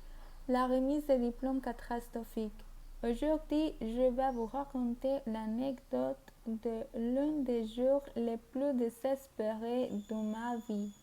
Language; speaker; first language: French; non-native, learner; Spanish